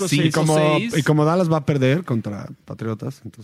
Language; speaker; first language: Spanish; native; Spanish